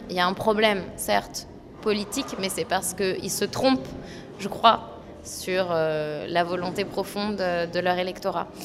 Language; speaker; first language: French; native; French